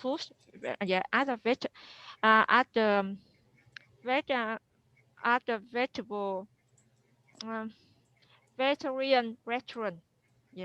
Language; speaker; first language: English; non-native, learner; Vietnamese